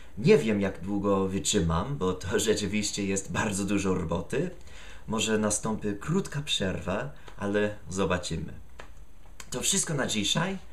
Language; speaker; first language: Polish; non-native, fluent; English